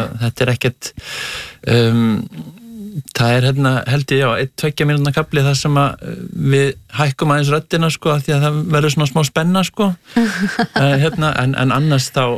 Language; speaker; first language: Icelandic; native; Icelandic